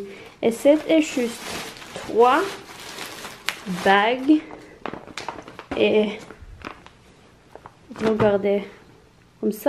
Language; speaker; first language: French; non-native, learner; Norwegian